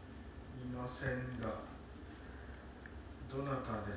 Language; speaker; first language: Japanese; non-native, learner; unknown